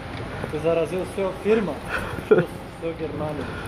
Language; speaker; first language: Russian; non-native, learner; Bulgarian